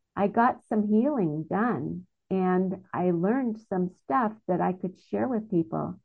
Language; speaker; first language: English; native; English